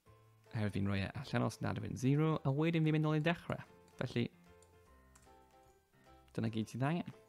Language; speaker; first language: Welsh; native; Welsh